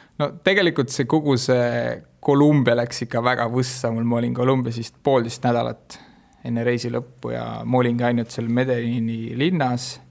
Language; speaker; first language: Estonian; native; Estonian